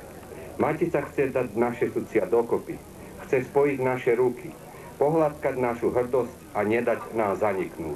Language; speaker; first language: Slovak; native; Slovak